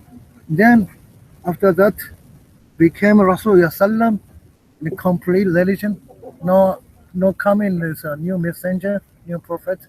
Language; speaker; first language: English; non-native, learner; Japanese